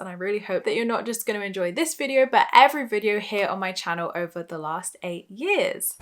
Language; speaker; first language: English; native; English